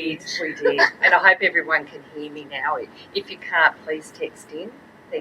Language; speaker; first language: English; native; English